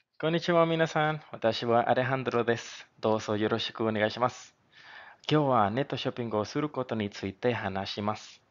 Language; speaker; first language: Japanese; non-native, learner; Spanish